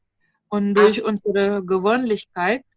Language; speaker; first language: German; non-native, fluent; Indonesian